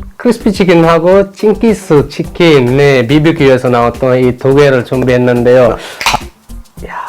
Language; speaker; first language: Korean; non-native, fluent; Sinhala